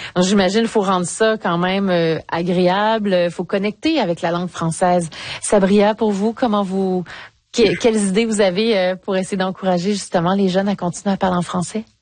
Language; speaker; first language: French; native; French